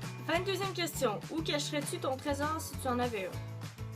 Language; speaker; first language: French; native; French